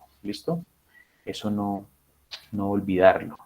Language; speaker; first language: Spanish; native; Spanish